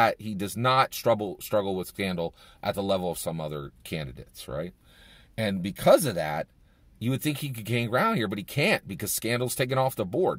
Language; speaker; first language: English; native; English